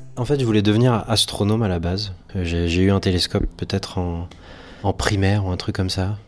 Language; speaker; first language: French; native; French